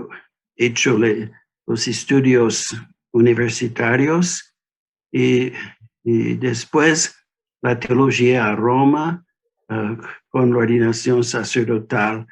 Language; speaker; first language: Spanish; non-native, learner; English